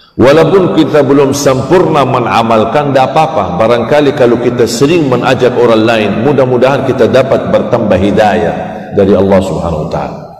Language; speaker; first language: Malay; non-native, fluent; Arabic